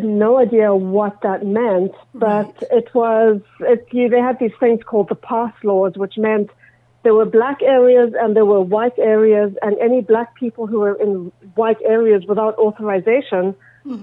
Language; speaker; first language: English; native; English